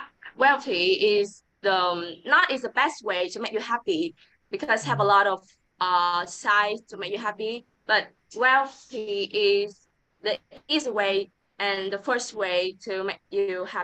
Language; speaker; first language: English; non-native, learner; Vietnamese